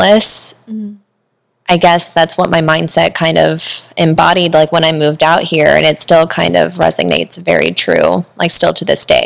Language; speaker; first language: English; native; English